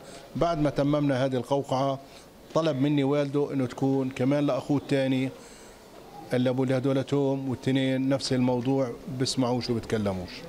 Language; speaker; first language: Arabic; native; Arabic